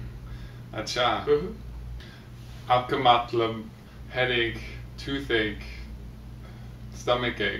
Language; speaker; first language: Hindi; non-native, learner; English